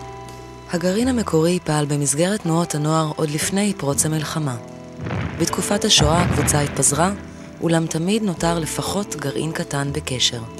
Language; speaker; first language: Hebrew; native; Hebrew